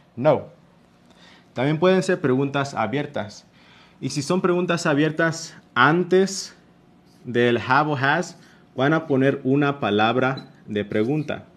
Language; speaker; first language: Spanish; early bilingual, heritage; Spanish